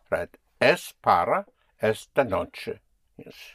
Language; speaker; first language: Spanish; non-native, fluent; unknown